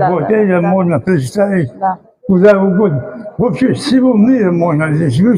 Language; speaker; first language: Russian; non-native, local second language; Chechen